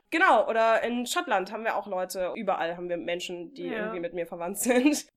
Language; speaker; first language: German; native; German